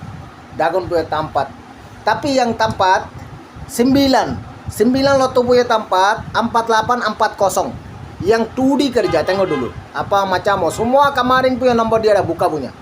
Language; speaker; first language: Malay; non-native, learner; Bangla